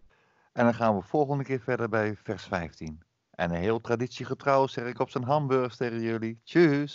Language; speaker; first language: Dutch; native; Dutch